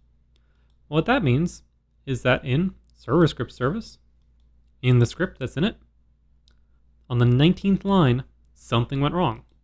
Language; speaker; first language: English; native; English